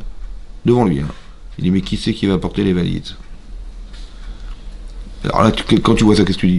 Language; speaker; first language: French; native; French